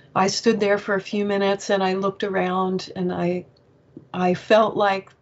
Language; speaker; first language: English; native; English